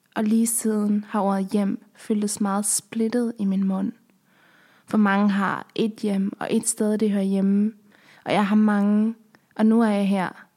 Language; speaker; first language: Danish; early bilingual, other home language; Persian